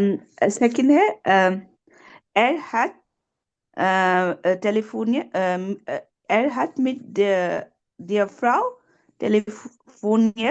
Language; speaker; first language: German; non-native, learner; Urdu